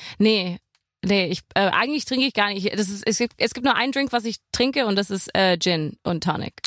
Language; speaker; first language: German; non-native, fluent; English